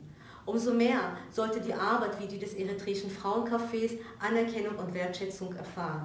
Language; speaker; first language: German; native; German